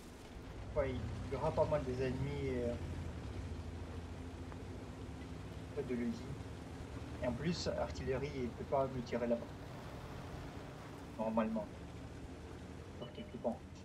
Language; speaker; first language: French; non-native, learner; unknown